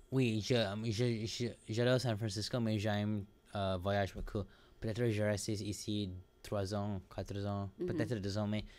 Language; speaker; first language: French; non-native, learner; English